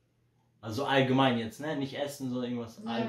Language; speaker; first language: German; early bilingual, heritage; Polish